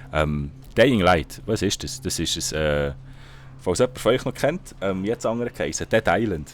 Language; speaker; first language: German; native; German